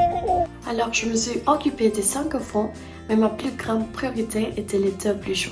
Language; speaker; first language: French; non-native, learner; Spanish